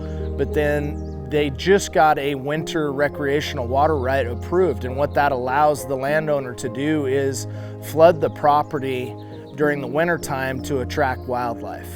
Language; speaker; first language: English; native; English